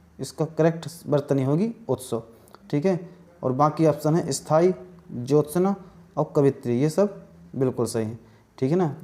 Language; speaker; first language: Hindi; native; Hindi